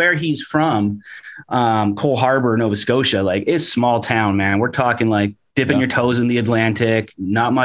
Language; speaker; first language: English; native; English